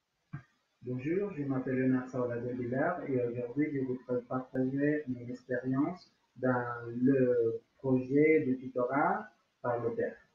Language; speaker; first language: French; non-native, learner; Spanish